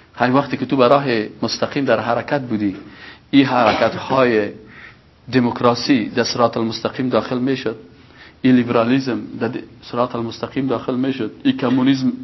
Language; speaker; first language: Persian; native; Persian